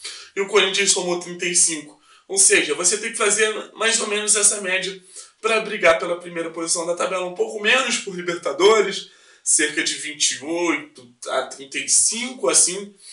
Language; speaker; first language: Portuguese; native; Portuguese